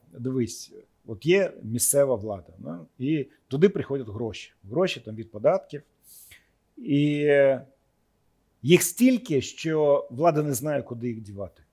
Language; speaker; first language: Ukrainian; native; Ukrainian